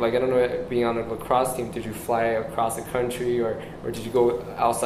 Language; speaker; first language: English; early bilingual, other home language; Chinese